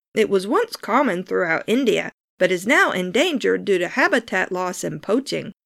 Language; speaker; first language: English; native; English